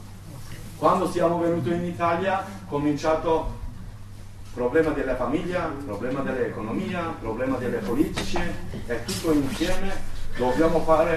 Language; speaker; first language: Italian; non-native, learner; Turkish